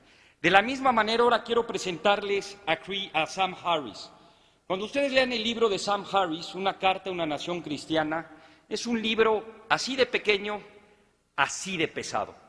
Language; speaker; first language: Spanish; native; Spanish